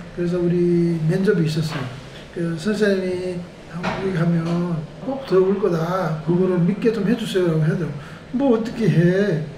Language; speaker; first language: Korean; non-native, fluent; Nepali